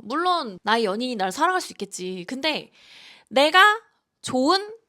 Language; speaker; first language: Korean; native; Korean